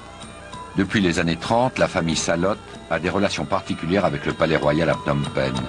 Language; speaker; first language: French; native; French